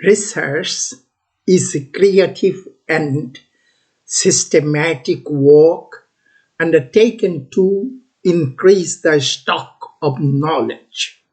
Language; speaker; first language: English; non-native, local second language; Bangla